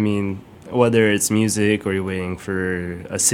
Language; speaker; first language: English; native; English